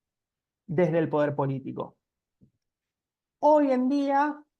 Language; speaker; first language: Spanish; native; Spanish